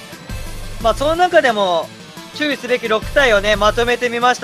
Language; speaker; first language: Japanese; native; Japanese